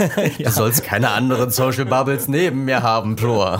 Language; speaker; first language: German; native; German